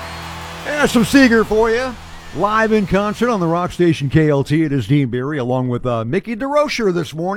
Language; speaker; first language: English; native; English